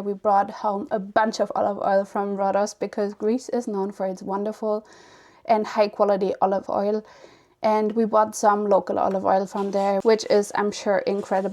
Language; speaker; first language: English; non-native, fluent; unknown